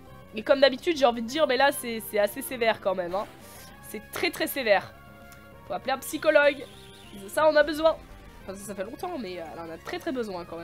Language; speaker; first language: French; native; French